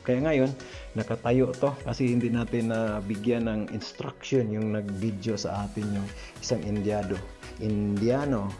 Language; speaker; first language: Filipino; non-native, local second language; Cebuano